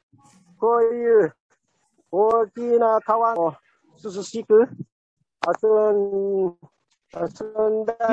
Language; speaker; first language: Japanese; non-native, fluent; Malagasy